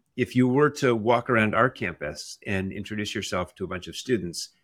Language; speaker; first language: English; native; English